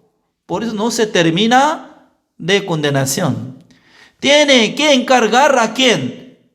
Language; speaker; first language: Spanish; non-native, learner; Korean